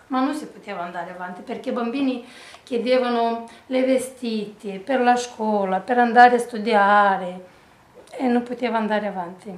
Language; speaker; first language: Italian; non-native, learner; Romanian